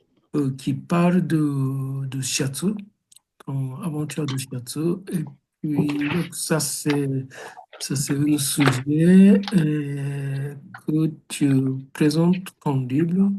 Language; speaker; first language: French; non-native, learner; Japanese